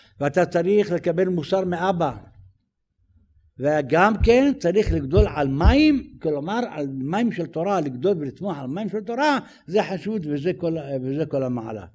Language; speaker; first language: Hebrew; native; Hebrew